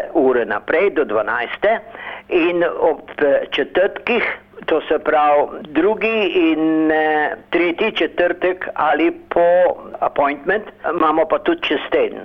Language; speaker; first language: Slovenian; early bilingual, heritage; Slovenian